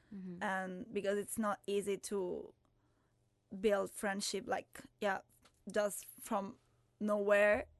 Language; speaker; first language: English; non-native, fluent; Italian